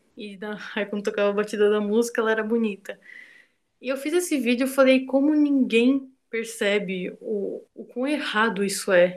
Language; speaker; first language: Portuguese; native; Portuguese